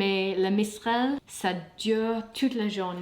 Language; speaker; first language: French; non-native, fluent; English